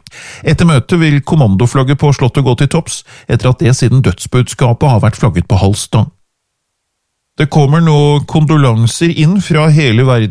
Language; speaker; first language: Norwegian; native; Norwegian